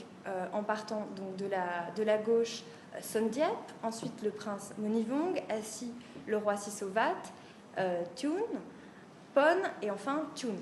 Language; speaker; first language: French; native; French